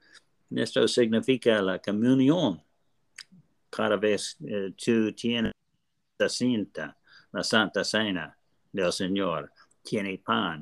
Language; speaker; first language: Spanish; non-native, learner; English